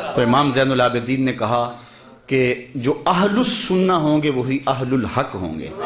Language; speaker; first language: Urdu; non-native, local second language; Punjabi